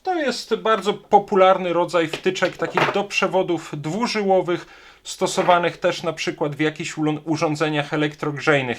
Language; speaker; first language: Polish; native; Polish